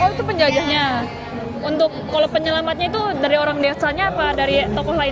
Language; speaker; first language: Indonesian; native; Indonesian